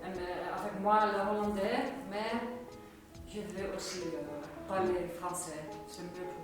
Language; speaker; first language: French; non-native, learner; Dutch